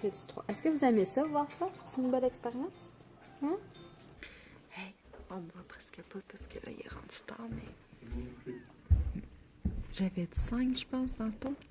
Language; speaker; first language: French; native; French